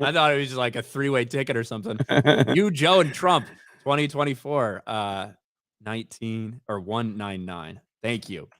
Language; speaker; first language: English; native; English